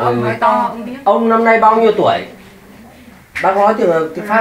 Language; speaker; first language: Vietnamese; non-native, local second language; French